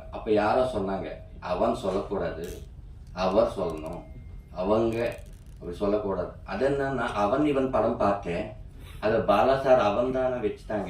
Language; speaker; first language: Tamil; non-native, learner; Telugu